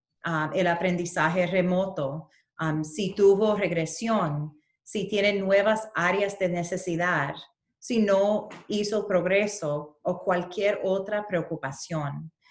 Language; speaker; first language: Spanish; early bilingual, heritage; Spanish